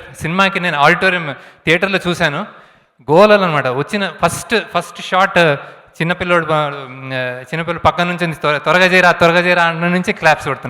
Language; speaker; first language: Telugu; native; Telugu